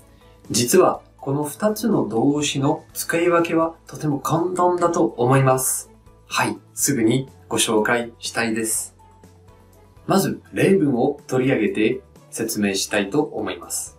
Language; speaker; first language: Japanese; non-native, fluent; French